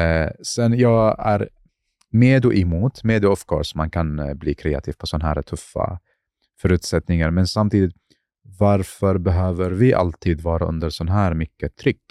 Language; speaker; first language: Swedish; non-native, fluent; Arabic